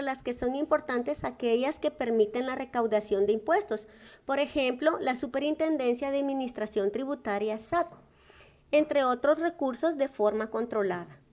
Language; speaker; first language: Spanish; native; Spanish